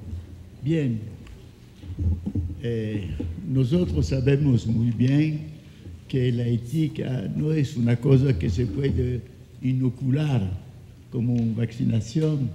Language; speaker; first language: Spanish; non-native, fluent; French